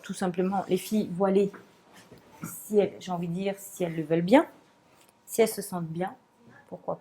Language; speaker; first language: French; non-native, local second language; Comorian